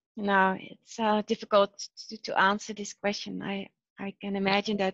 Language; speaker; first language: English; non-native, fluent; Dutch